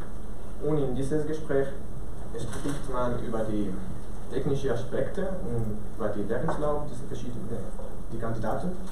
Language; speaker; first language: German; non-native, learner; Spanish